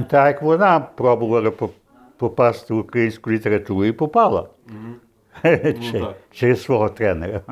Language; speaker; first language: Ukrainian; early bilingual, heritage; Ukrainian